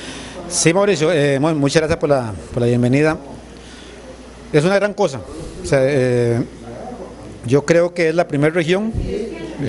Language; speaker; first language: Spanish; native; Spanish